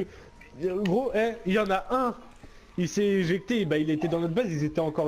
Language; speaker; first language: French; native; French